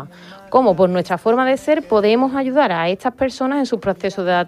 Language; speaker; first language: Spanish; native; Spanish